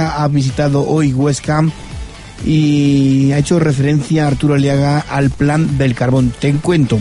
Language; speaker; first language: Spanish; native; Spanish